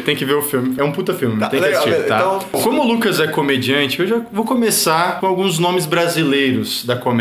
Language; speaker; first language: Portuguese; native; Portuguese